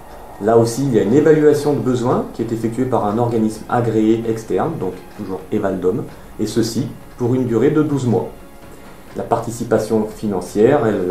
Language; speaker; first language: French; native; French